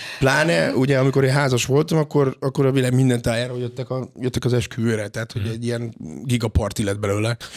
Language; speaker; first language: Hungarian; native; Hungarian